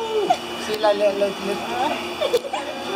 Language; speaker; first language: Spanish; non-native, learner; French